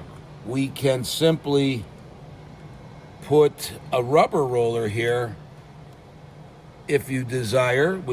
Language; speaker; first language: English; native; English